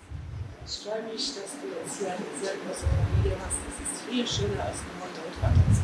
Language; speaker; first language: German; non-native, fluent; Polish